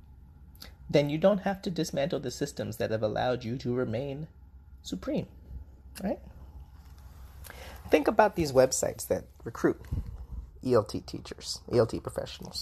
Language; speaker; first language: English; native; English